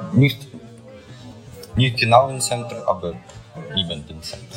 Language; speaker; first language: German; non-native, learner; Ukrainian